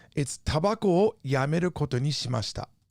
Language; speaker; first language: Japanese; non-native, fluent; English